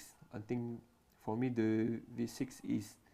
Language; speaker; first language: English; non-native, learner; French